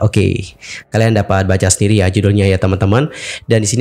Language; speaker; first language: Indonesian; native; Indonesian